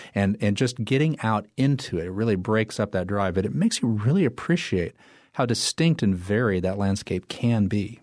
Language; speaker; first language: English; native; English